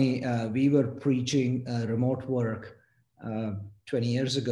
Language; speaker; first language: English; non-native, local second language; Gujarati